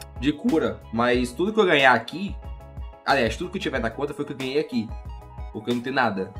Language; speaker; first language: Portuguese; native; Portuguese